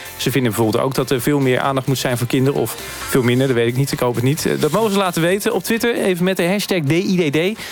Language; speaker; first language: Dutch; native; Dutch